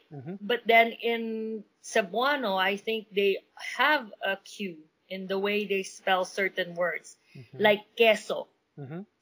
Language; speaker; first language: English; non-native, local second language; Min Nan Chinese